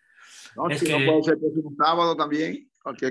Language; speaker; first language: Spanish; native; Spanish